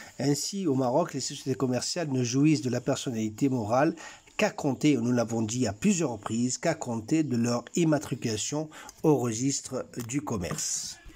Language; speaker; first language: French; non-native, local second language; Arabic